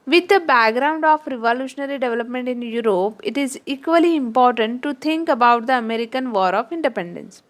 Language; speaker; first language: English; non-native, local second language; Marathi